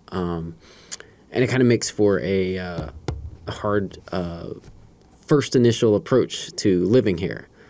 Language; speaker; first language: English; native; English